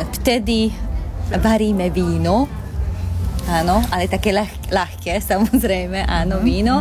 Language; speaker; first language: Slovak; non-native, local second language; Hungarian